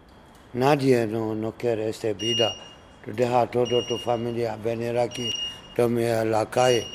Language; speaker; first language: Spanish; non-native, learner; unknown